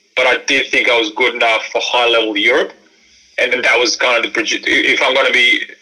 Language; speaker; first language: English; early bilingual, other home language; Croatian